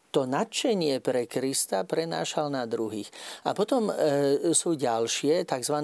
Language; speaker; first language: Slovak; native; Slovak